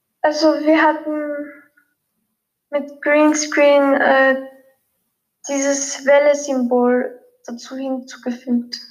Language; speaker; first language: German; early bilingual, other home language; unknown